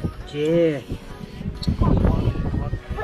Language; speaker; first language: Japanese; native; Japanese